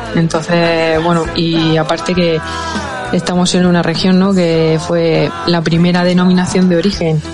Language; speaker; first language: Spanish; native; Spanish